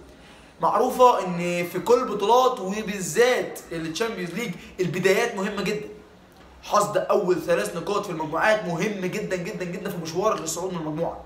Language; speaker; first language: Arabic; native; Arabic